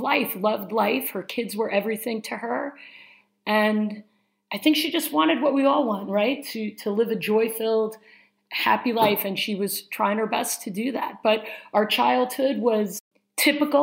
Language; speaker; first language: English; native; English